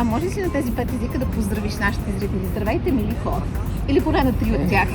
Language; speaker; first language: Bulgarian; native; Bulgarian